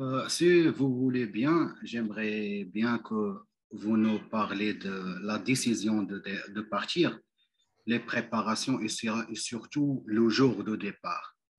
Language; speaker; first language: French; non-native, local second language; Arabic